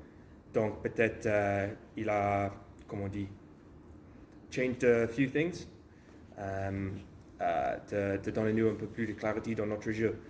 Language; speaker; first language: French; non-native, learner; English